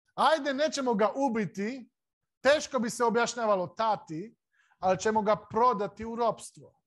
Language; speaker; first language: Serbian; non-native, local second language; Slovak